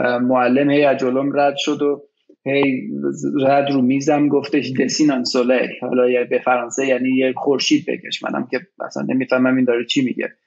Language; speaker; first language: Persian; early bilingual, heritage; Persian